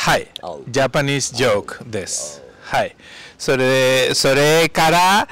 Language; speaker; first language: Japanese; non-native, learner; Spanish